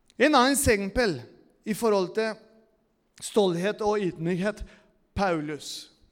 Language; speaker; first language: Norwegian; non-native, fluent; Spanish